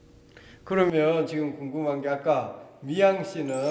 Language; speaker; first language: Korean; native; Korean